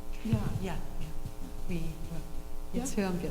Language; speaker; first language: German; non-native, fluent; Korean